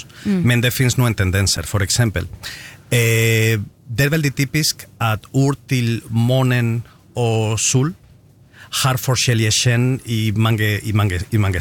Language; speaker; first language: Norwegian; non-native, fluent; Spanish